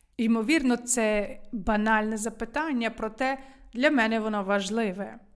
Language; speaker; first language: Ukrainian; native; Ukrainian